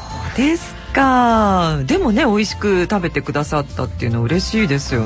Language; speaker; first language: Japanese; native; Japanese